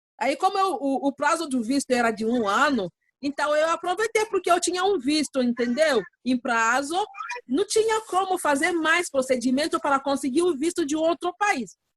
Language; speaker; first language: Portuguese; non-native, learner; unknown